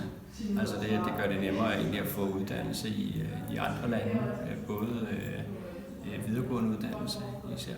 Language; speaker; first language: Danish; native; Danish